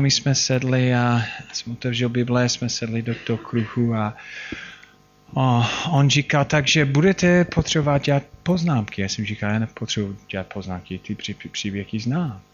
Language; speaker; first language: Czech; non-native, fluent; English